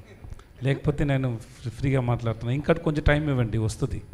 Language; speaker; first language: Telugu; non-native, learner; Tamil